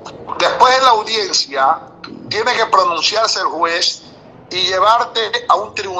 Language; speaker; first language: Spanish; native; Spanish